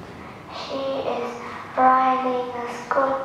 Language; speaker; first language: English; non-native, learner; Vietnamese